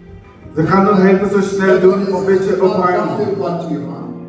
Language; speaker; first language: Dutch; non-native, learner; Lingala